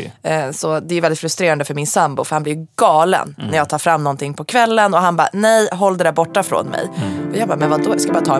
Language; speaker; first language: Swedish; native; Swedish